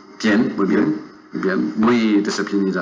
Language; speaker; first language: Spanish; non-native, fluent; English